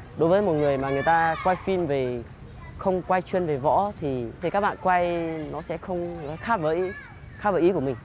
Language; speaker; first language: Vietnamese; non-native, local second language; Hmong